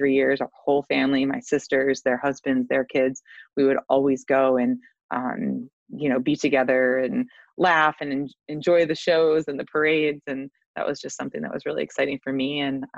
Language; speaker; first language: English; native; English